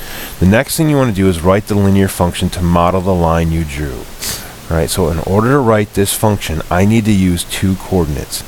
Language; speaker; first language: English; native; English